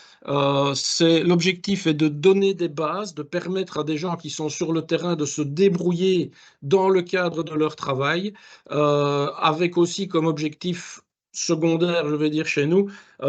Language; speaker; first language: French; native; French